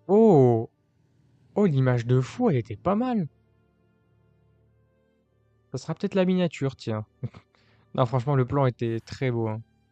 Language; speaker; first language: French; native; French